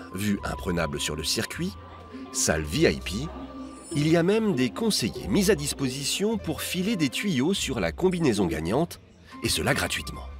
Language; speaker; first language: French; native; French